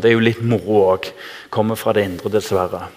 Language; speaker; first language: Norwegian; native; Norwegian